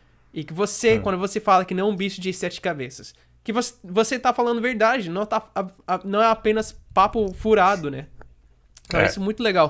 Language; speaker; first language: Portuguese; non-native, fluent; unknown